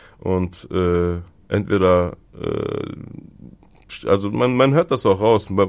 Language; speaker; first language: German; early bilingual, other home language; Turkish